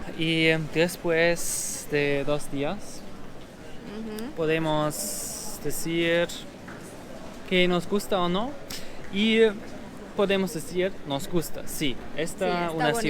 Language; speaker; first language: Spanish; non-native, learner; German